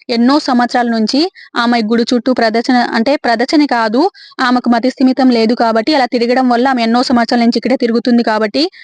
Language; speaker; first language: Telugu; native; Telugu